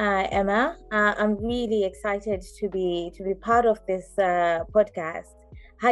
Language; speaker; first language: English; non-native, local second language; Shona